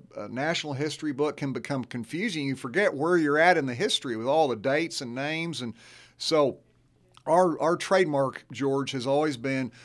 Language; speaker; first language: English; native; English